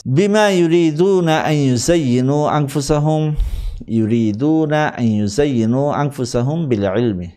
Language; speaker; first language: Arabic; non-native, fluent; Bangla